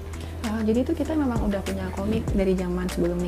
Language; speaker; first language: Indonesian; native; Indonesian